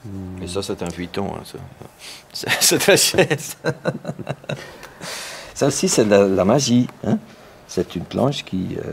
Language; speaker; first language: French; non-native, local second language; Dutch